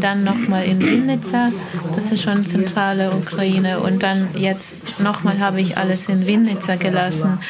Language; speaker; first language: German; non-native, fluent; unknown